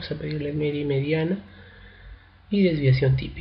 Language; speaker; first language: Spanish; native; Spanish